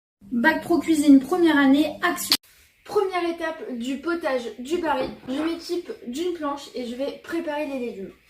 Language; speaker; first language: French; native; French